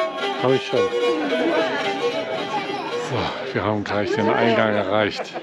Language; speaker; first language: German; native; German